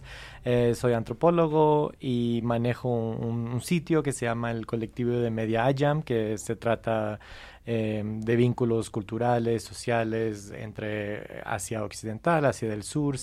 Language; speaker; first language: Spanish; non-native, fluent; English